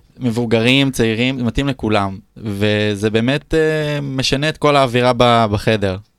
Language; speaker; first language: Hebrew; native; Hebrew